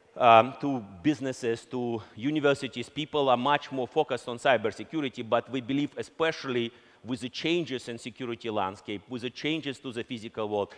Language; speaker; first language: English; non-native, fluent; Russian